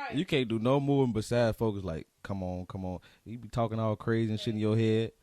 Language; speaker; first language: English; native; English